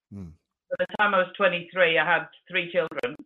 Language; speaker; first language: English; native; English